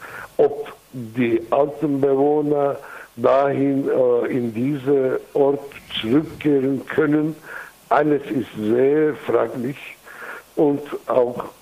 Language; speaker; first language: German; non-native, fluent; Kurdish